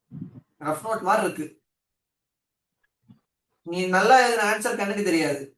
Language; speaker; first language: Tamil; native; Tamil